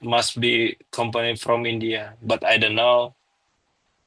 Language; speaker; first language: English; non-native, learner; Indonesian